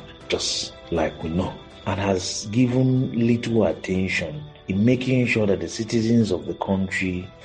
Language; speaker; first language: English; non-native, local second language; Igbo